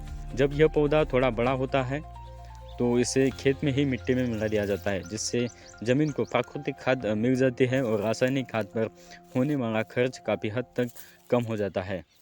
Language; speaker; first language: Hindi; native; Hindi